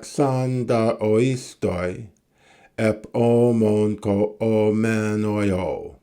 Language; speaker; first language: Greek; non-native, fluent; English